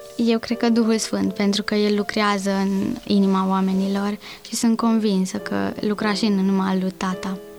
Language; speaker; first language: Romanian; non-native, local second language; Hungarian